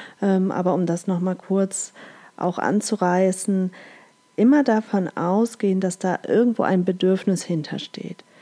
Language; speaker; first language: German; native; German